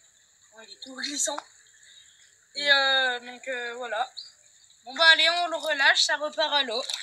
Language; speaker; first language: French; native; French